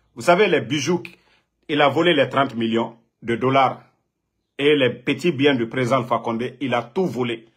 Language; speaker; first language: French; non-native, local second language; Mandingo